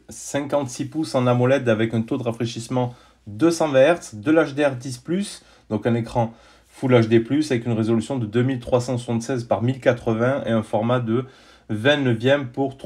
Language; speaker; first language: French; native; French